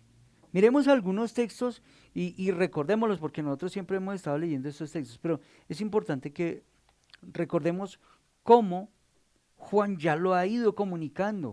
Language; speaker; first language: Spanish; native; Spanish